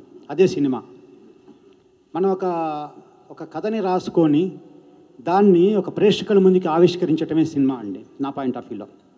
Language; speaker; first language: Telugu; native; Telugu